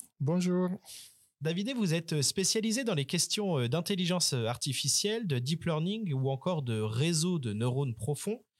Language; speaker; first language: French; native; French